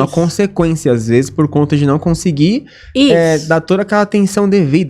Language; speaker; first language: Portuguese; native; Portuguese